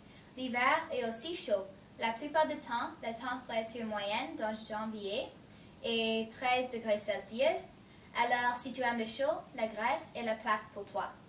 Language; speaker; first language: French; non-native, learner; English